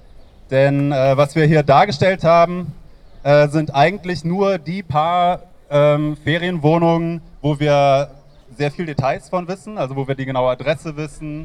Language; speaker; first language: German; native; German